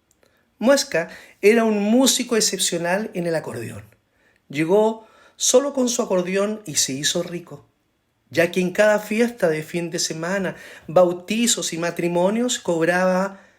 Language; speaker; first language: Spanish; native; Spanish